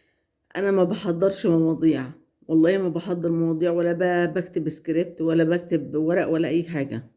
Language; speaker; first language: Arabic; native; Arabic